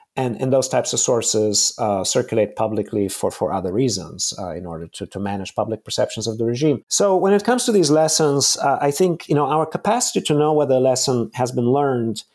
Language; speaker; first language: English; non-native, fluent; Bulgarian